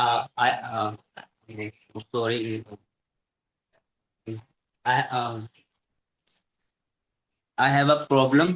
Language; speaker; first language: English; non-native, learner; Hindi